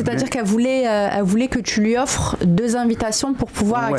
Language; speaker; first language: French; native; French